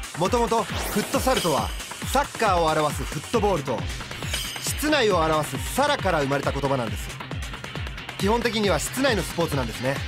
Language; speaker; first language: Japanese; native; Japanese